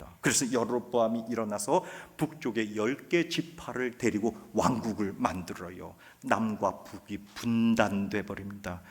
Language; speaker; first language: Korean; native; Korean